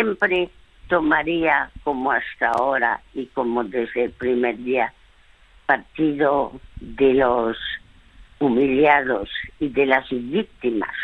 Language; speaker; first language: Spanish; non-native, fluent; French